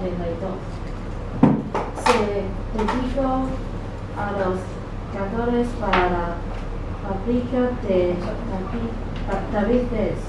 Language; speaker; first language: Spanish; non-native, learner; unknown